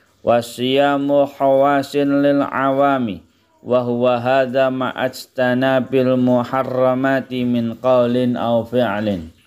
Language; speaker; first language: Arabic; non-native, fluent; Indonesian